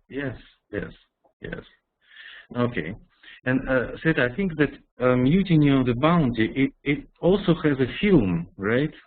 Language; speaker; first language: English; non-native, fluent; Russian